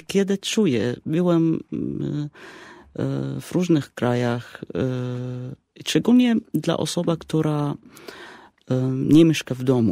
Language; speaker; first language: Polish; non-native, fluent; Arabic